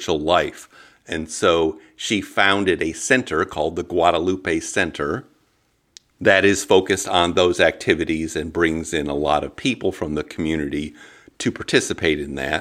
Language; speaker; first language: English; native; English